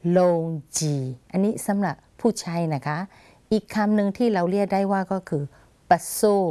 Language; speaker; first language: Thai; non-native, fluent; Burmese